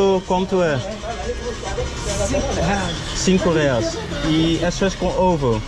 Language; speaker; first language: Portuguese; non-native, learner; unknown